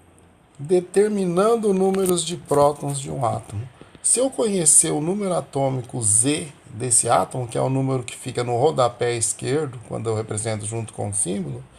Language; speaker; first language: Portuguese; native; Portuguese